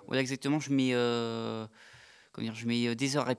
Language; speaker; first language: French; native; French